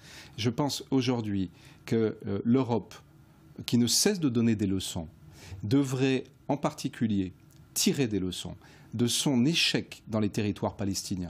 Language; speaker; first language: French; native; French